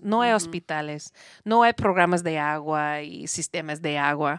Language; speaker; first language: Spanish; non-native, learner; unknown